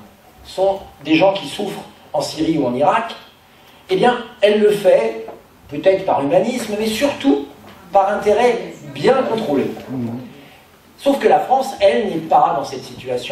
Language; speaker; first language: French; native; French